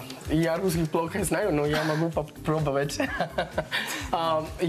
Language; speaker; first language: Russian; non-native, learner; English